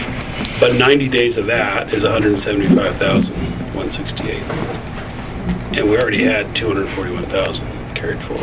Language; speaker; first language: English; native; English